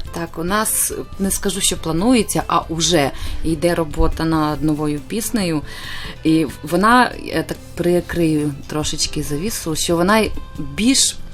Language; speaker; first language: Ukrainian; native; Ukrainian